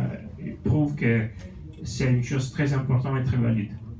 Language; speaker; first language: French; non-native, fluent; Italian